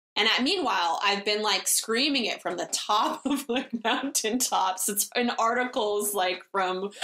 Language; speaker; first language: English; native; English